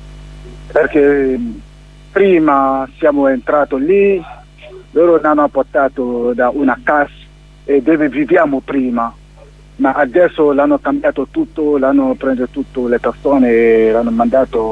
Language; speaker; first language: Italian; non-native, learner; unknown